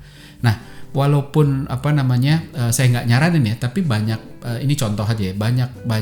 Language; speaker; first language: Indonesian; native; Indonesian